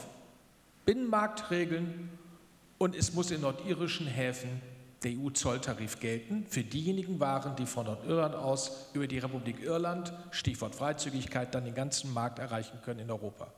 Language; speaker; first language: German; native; German